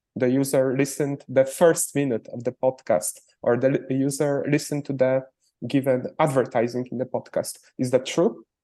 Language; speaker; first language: English; non-native, fluent; Polish